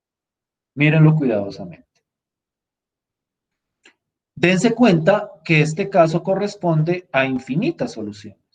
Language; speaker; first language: Spanish; native; Spanish